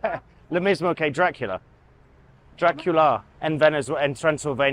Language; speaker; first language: Spanish; non-native, learner; English